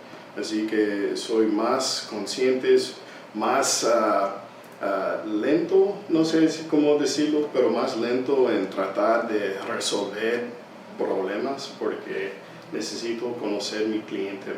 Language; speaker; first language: Spanish; early bilingual, heritage; English